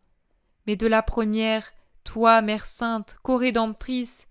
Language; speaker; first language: French; native; French